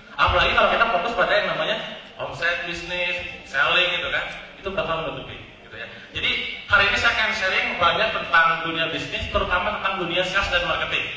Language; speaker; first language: Indonesian; native; Indonesian